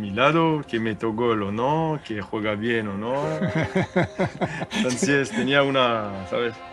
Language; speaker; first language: Spanish; non-native, learner; French